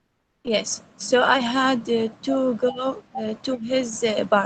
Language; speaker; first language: English; non-native, learner; Arabic